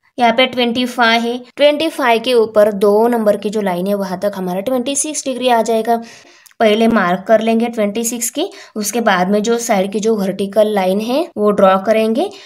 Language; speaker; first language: Hindi; non-native, local second language; Marathi